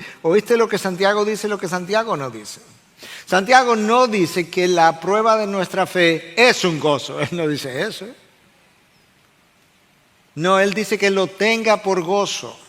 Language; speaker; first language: Spanish; native; Spanish